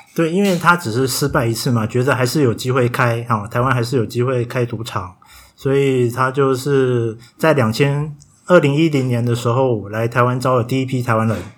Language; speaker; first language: Chinese; native; Chinese